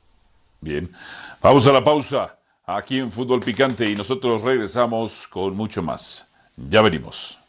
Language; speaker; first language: Spanish; native; Spanish